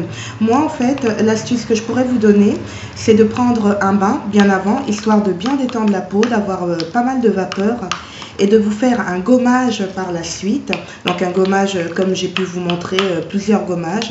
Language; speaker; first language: French; native; French